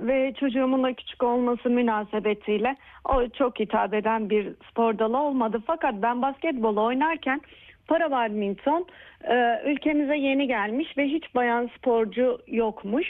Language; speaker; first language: Turkish; native; Turkish